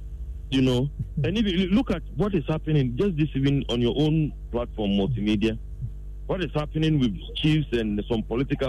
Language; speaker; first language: English; non-native, local second language; Akan